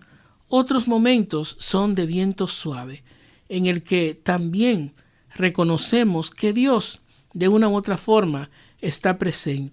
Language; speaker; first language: Spanish; native; Spanish